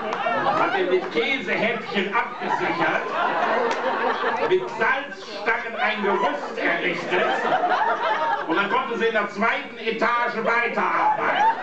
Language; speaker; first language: German; native; German